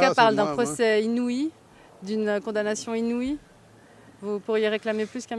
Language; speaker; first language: French; native; French